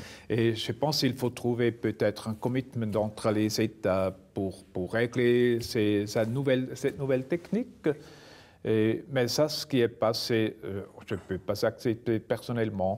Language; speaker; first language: French; non-native, local second language; German